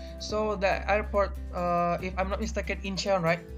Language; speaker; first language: English; non-native, learner; Indonesian